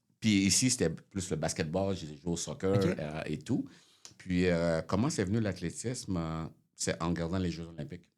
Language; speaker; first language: French; early bilingual, other home language; Haitian Creole